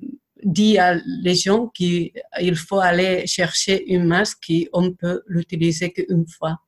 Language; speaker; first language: French; non-native, fluent; Spanish